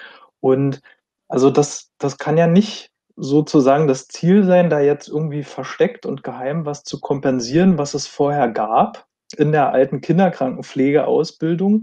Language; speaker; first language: German; native; German